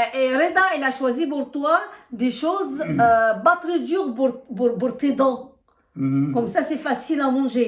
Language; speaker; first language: French; non-native, learner; Arabic